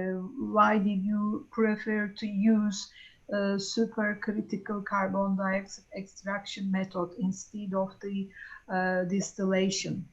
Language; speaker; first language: English; non-native, fluent; Turkish